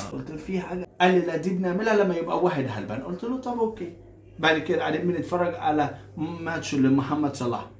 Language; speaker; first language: Egyptian Arabic; non-native, fluent; English